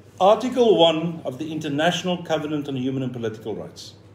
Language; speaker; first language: English; non-native, local second language; Afrikaans